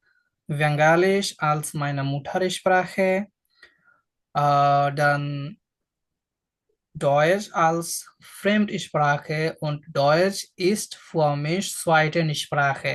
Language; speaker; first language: German; non-native, fluent; Bangla